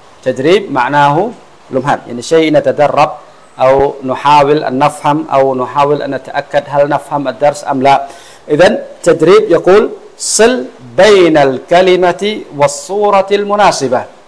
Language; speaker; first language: Arabic; non-native, fluent; Khmer